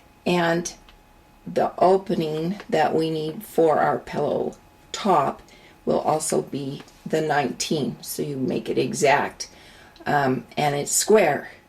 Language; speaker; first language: English; native; English